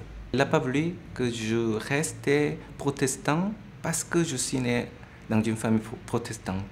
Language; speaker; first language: French; non-native, fluent; Korean